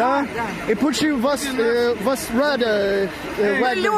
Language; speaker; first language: Russian; non-native, learner; English